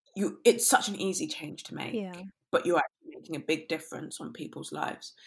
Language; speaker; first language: English; native; English